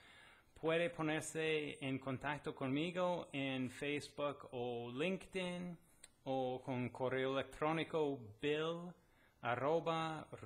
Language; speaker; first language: Spanish; non-native, fluent; English